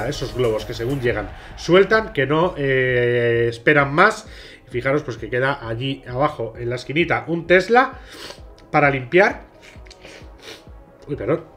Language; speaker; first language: Spanish; native; Spanish